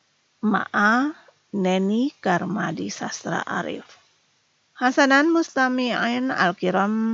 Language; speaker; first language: Arabic; non-native, fluent; Indonesian